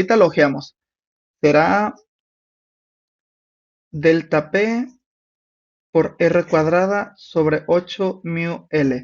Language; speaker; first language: Spanish; native; Spanish